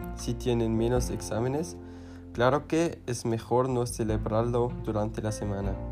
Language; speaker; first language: Spanish; non-native, learner; German